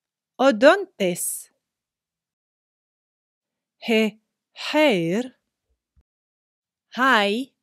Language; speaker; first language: Greek; non-native, fluent; English